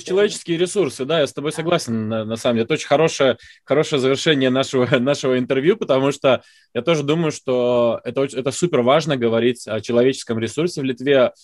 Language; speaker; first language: Russian; native; Russian